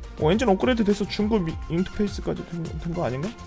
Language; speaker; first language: Korean; native; Korean